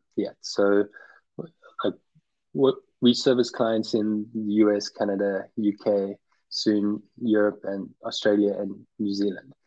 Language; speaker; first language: English; native; English